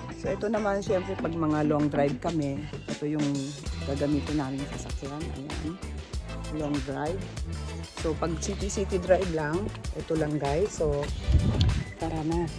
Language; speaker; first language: Filipino; native; Filipino